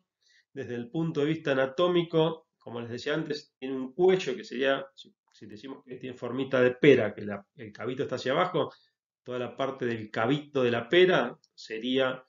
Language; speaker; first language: Spanish; native; Spanish